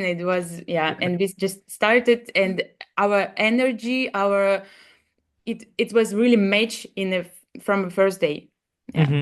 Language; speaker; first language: English; non-native, learner; Russian